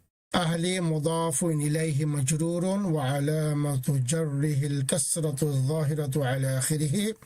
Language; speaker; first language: Arabic; non-native, fluent; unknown